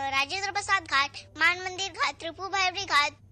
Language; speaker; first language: Hindi; native; Hindi